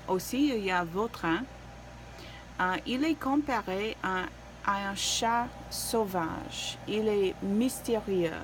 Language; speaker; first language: French; non-native, learner; English